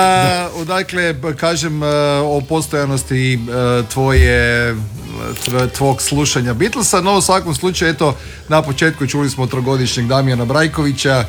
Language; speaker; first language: Serbian; native; Serbian